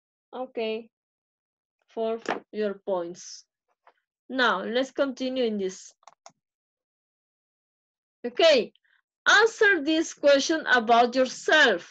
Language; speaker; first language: English; non-native, fluent; Spanish